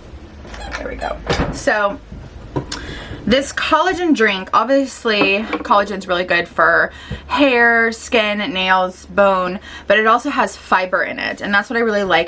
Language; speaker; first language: English; native; English